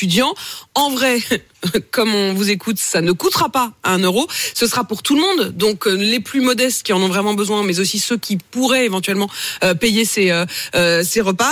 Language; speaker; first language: French; native; French